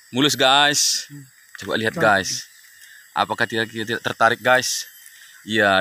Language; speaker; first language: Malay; non-native, local second language; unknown